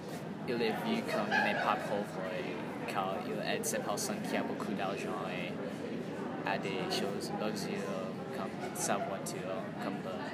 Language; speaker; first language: French; non-native, learner; English